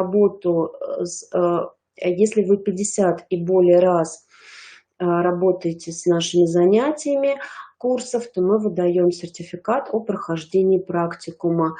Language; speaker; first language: Russian; native; Russian